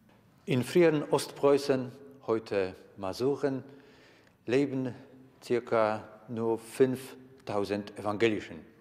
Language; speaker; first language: German; non-native, fluent; Polish